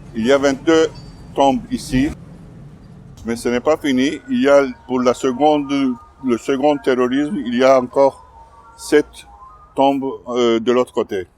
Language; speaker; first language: French; non-native, fluent; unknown